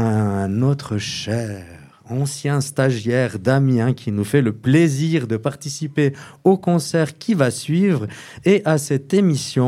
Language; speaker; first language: French; native; French